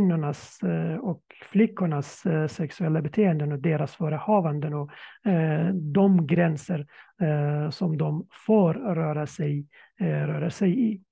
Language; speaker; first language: Swedish; non-native, fluent; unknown